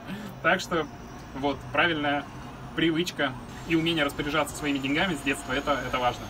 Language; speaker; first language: Russian; native; Russian